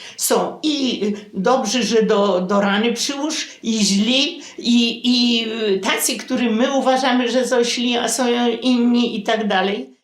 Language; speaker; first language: Polish; native; Polish